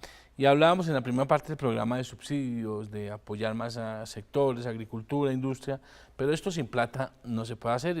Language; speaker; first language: Spanish; native; Spanish